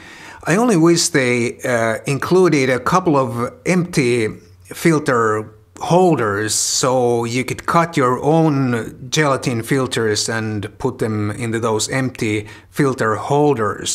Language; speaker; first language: English; non-native, fluent; Finnish